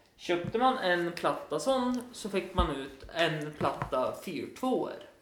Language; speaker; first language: Swedish; native; Swedish